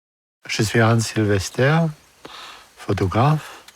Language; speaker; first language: French; non-native, fluent; German